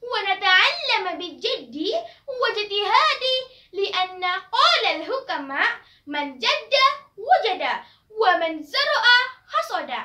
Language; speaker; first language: Arabic; non-native, learner; Malay